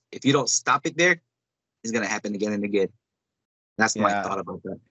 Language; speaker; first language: English; non-native, local second language; Cebuano